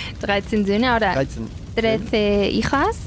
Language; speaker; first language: German; non-native, fluent; Spanish